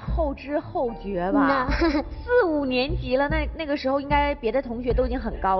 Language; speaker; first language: Chinese; native; Chinese